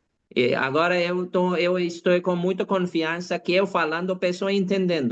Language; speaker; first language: Portuguese; non-native, learner; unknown